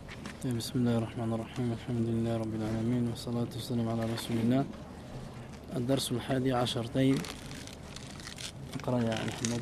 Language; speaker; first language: Arabic; non-native, fluent; French